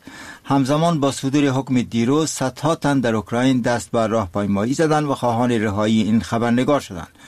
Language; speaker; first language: Persian; native; Persian